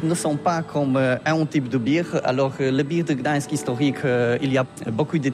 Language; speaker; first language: French; non-native, learner; Polish